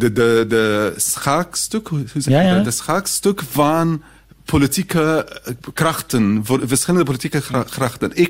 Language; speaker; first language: Dutch; non-native, fluent; Arabic